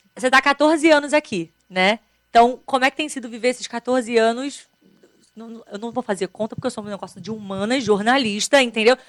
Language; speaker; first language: Portuguese; native; Portuguese